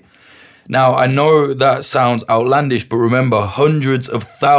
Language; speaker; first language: English; native; English